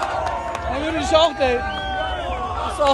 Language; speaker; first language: German; native; German